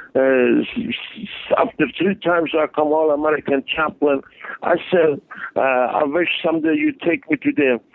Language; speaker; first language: English; non-native, learner; Persian